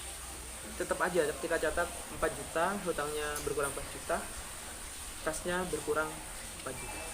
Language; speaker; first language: Indonesian; native; Indonesian